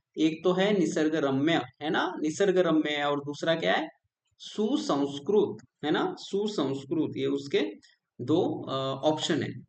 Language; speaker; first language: Hindi; non-native, local second language; Marathi